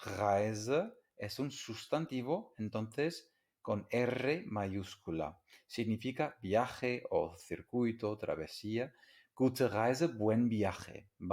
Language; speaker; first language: Spanish; non-native, fluent; English